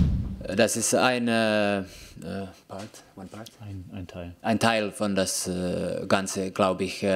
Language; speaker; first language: German; non-native, fluent; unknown